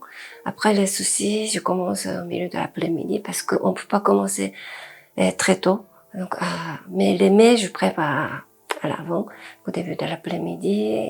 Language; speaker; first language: French; non-native, fluent; Japanese